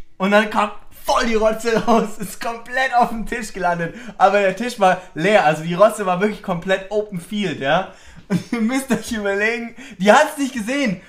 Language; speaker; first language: German; native; German